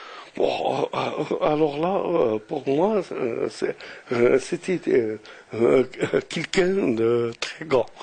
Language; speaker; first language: French; non-native, local second language; Arabic